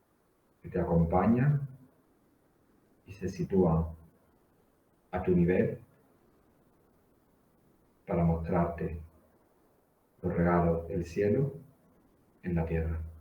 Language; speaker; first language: Spanish; native; Spanish